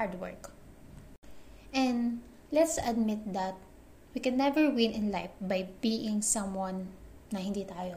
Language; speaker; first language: English; non-native, local second language; Filipino